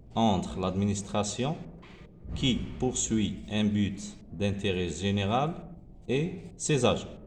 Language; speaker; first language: French; non-native, local second language; Arabic